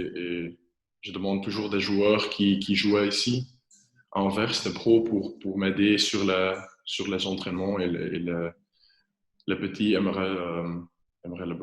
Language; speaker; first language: French; non-native, local second language; Dutch